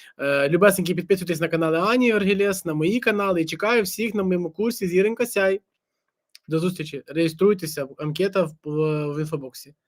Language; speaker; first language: Ukrainian; native; Ukrainian